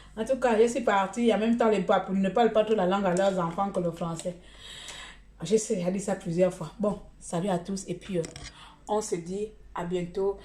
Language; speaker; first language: French; native; French